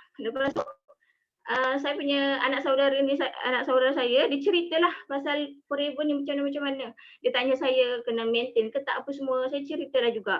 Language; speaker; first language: Malay; native; Malay